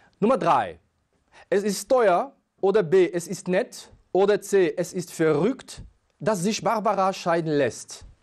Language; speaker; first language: German; non-native, fluent; Arabic